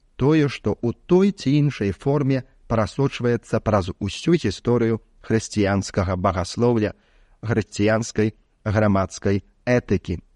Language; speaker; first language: Belarusian; native; Belarusian